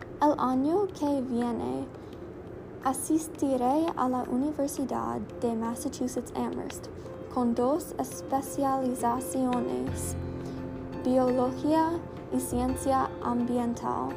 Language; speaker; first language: Spanish; non-native, learner; English